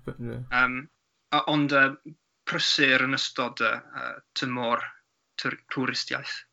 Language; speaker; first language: Welsh; non-native, learner; English